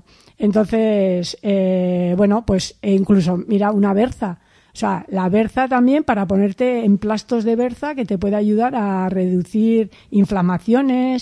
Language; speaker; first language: Spanish; native; Spanish